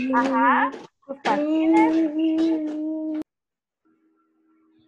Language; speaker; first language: Spanish; native; Spanish